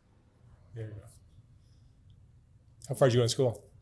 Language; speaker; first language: English; native; English